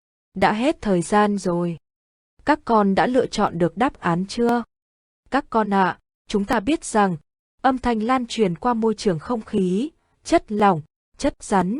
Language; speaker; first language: Vietnamese; native; Vietnamese